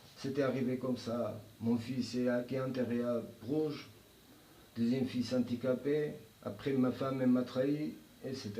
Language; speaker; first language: French; non-native, learner; Georgian